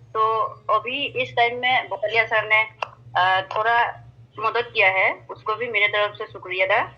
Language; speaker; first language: Hindi; non-native, local second language; Assamese